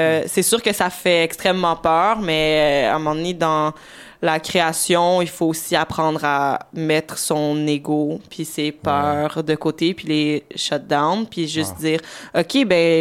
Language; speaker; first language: French; native; French